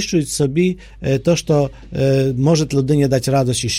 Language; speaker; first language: Polish; non-native, fluent; Ukrainian